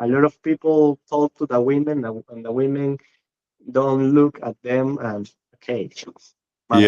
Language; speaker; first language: English; non-native, learner; Spanish